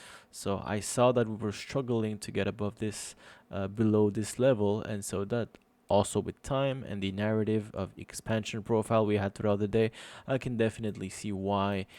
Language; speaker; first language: English; non-native, fluent; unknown